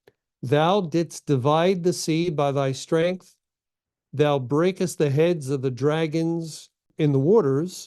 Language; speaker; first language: English; native; English